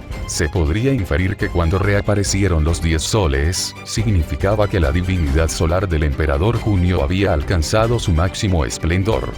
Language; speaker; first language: Spanish; native; Spanish